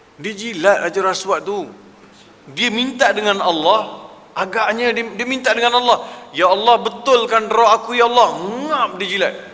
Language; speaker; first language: Malay; non-native, local second language; Tamil